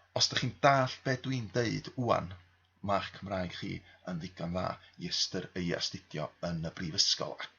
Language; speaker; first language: Welsh; native; Welsh